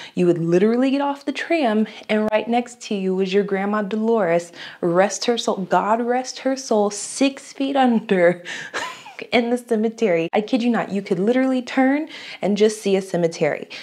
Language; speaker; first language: English; native; English